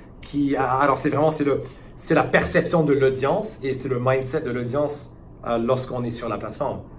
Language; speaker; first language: French; native; French